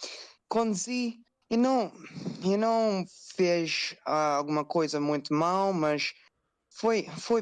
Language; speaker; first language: Portuguese; non-native, learner; English